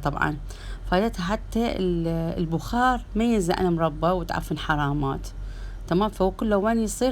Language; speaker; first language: Arabic; native; Arabic